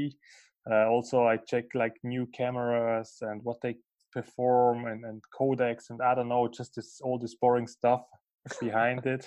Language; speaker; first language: English; non-native, fluent; Swiss German